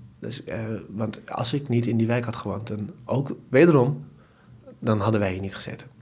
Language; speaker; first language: Dutch; early bilingual, other home language; Turkish